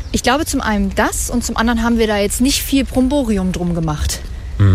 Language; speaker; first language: German; native; German